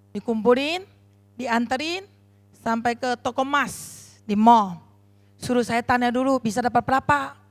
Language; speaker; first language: Indonesian; non-native, learner; Chinese